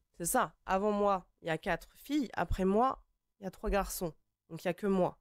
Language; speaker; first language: French; native; French